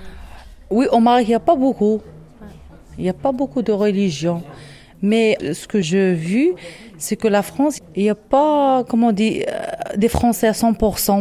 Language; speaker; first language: French; non-native, learner; Arabic